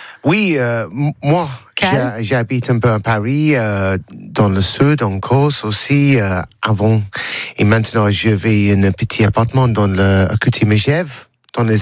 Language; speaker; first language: French; non-native, learner; English